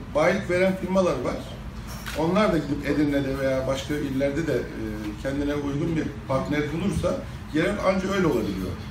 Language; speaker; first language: Turkish; native; Turkish